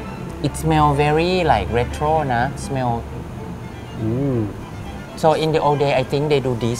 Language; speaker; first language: English; non-native, learner; Thai